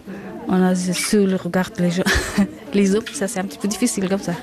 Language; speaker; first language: French; non-native, learner; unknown